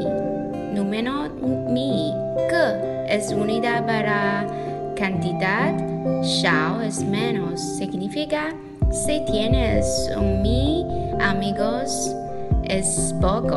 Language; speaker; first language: Spanish; non-native, learner; Chinese